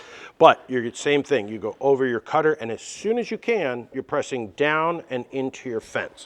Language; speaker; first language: English; native; English